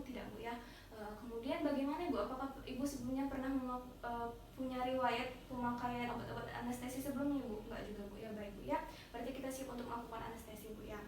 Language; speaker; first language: Indonesian; native; Indonesian